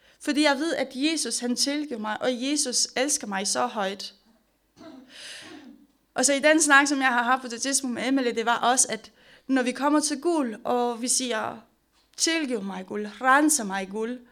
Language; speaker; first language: Danish; non-native, fluent; Romanian